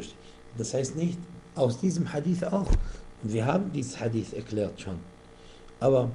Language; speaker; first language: German; non-native, fluent; Arabic